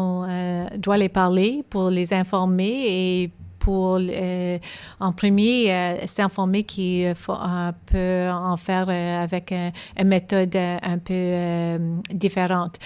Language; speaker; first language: French; non-native, local second language; English